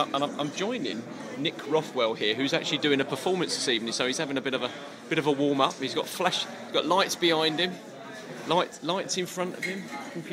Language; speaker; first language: English; native; English